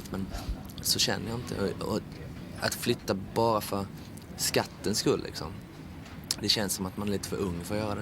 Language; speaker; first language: Swedish; native; Swedish